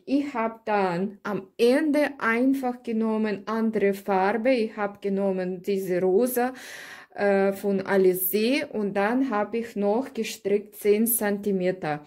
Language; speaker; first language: German; non-native, learner; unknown